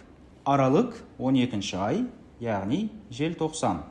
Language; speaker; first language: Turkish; non-native, fluent; Kazakh